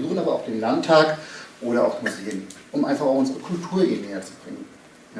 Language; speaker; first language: German; native; German